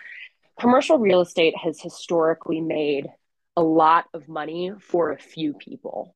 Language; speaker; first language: English; native; English